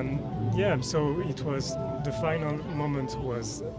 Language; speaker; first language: English; non-native, fluent; French